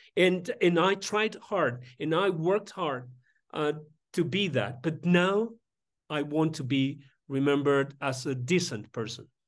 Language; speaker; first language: English; non-native, fluent; Spanish